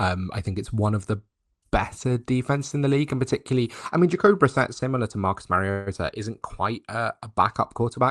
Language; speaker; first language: English; native; English